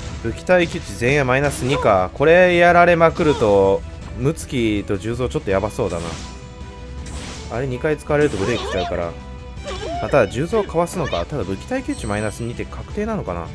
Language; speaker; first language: Japanese; native; Japanese